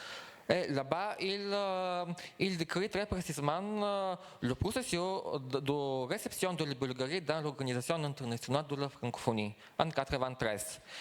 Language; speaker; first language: French; non-native, fluent; Bulgarian